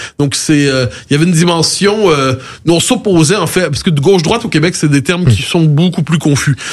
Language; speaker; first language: French; native; French